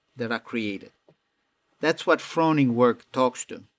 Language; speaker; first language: English; non-native, fluent; Romanian